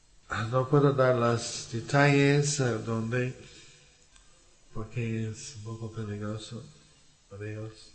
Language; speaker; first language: Spanish; non-native, learner; English